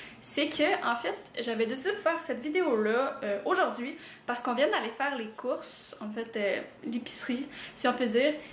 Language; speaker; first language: French; native; French